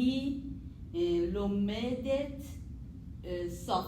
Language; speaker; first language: Hebrew; non-native, learner; English